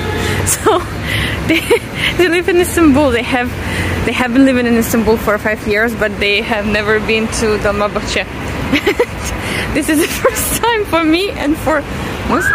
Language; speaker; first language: English; non-native, fluent; Russian